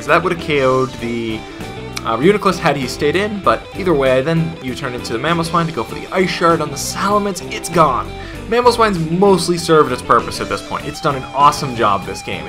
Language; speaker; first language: English; native; English